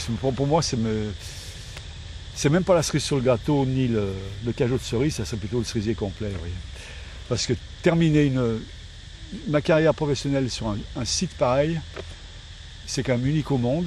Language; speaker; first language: French; native; French